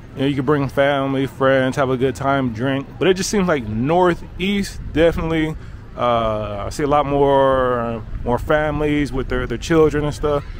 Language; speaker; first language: English; native; English